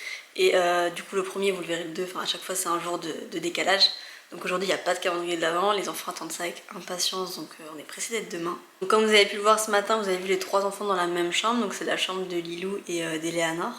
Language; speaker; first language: French; native; French